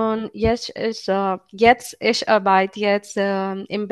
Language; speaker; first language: German; non-native, learner; Bangla